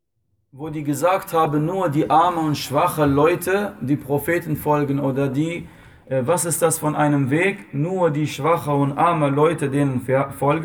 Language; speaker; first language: German; non-native, fluent; Arabic